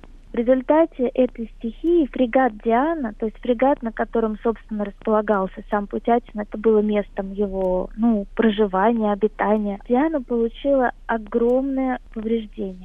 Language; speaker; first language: Russian; native; Russian